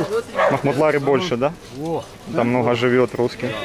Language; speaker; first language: Russian; native; Russian